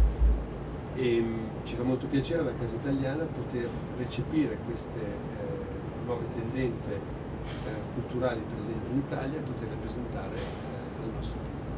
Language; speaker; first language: Italian; native; Italian